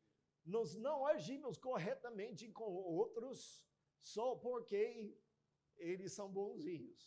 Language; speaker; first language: Portuguese; non-native, fluent; English